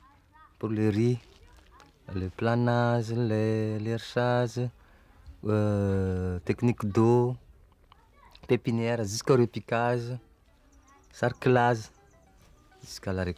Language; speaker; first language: French; non-native, local second language; Malagasy